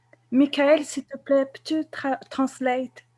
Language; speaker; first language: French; non-native, local second language; Kabyle